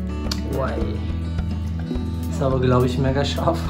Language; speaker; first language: German; non-native, fluent; Turkish